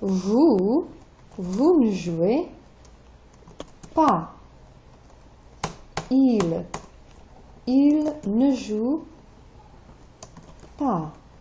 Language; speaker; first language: French; non-native, fluent; English